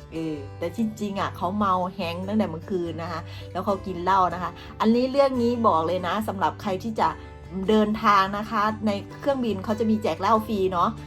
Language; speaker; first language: Thai; native; Thai